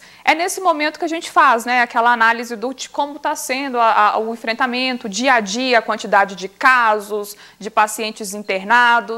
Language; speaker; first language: Portuguese; native; Portuguese